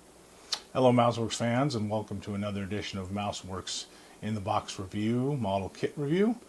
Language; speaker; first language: English; native; English